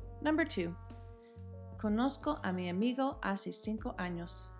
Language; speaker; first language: Spanish; non-native, fluent; English